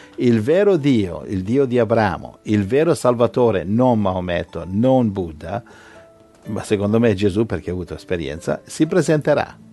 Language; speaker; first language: Italian; native; Italian